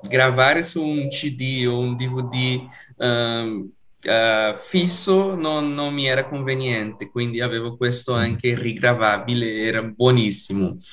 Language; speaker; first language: Italian; non-native, fluent; Portuguese